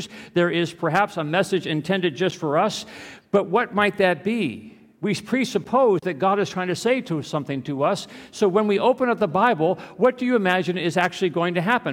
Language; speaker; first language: English; native; English